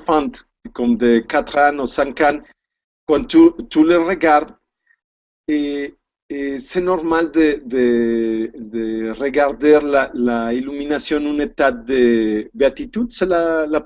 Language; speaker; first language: French; non-native, learner; Spanish